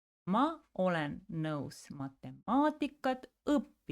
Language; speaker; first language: Estonian; non-native, local second language; Russian